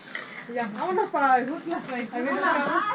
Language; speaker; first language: Spanish; native; Spanish